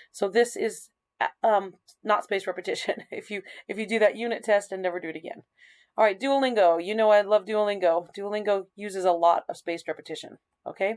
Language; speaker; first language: English; native; English